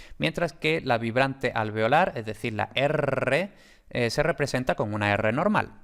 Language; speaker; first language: Spanish; native; Spanish